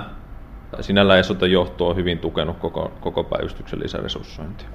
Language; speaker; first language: Finnish; native; Finnish